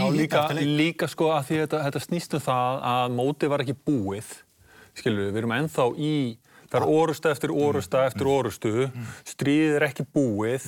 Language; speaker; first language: Icelandic; native; Icelandic